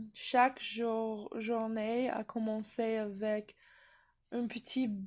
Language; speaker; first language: French; non-native, fluent; English